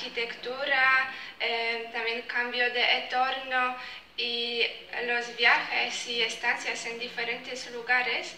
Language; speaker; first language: Spanish; non-native, fluent; Polish